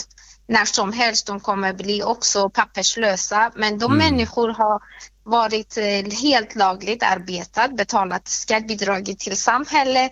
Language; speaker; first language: Swedish; non-native, fluent; Persian